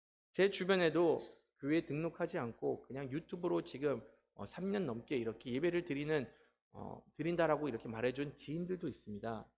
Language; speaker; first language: Korean; native; Korean